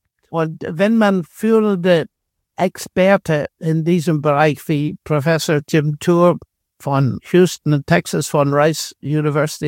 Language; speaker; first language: German; non-native, fluent; English